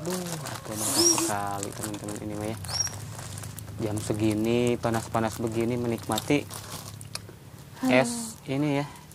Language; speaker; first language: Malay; non-native, local second language; Sundanese